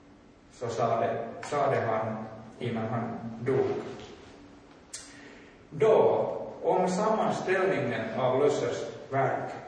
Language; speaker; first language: Swedish; non-native, local second language; Finnish